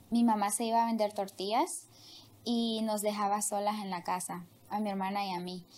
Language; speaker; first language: Spanish; native; Spanish